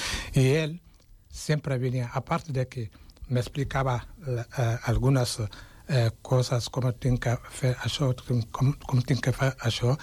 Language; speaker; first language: Catalan; non-native, fluent; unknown